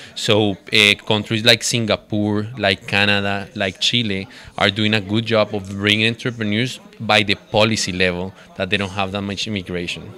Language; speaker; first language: English; non-native, fluent; Spanish